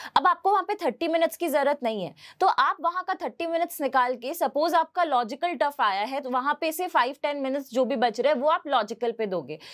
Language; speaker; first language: Hindi; native; Hindi